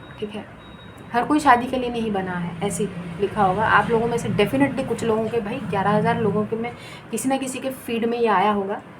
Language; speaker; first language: Hindi; non-native, local second language; Bangla